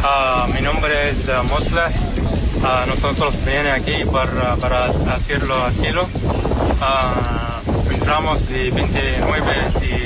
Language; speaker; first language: Spanish; non-native, learner; Arabic